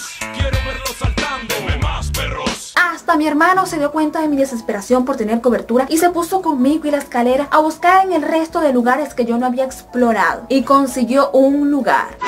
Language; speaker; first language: Spanish; native; Spanish